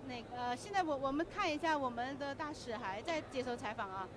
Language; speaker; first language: Chinese; native; Chinese